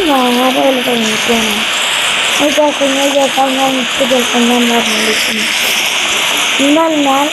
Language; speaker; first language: Malayalam; native; Malayalam